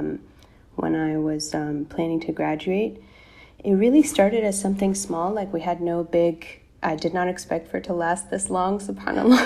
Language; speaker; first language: English; native; English